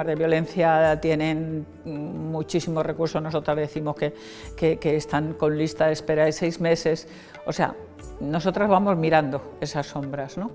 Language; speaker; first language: Spanish; native; Spanish